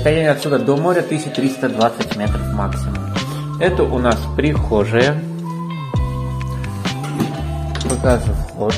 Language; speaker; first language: Russian; non-native, fluent; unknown